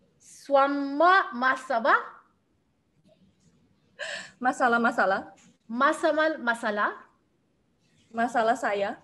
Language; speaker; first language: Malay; non-native, learner; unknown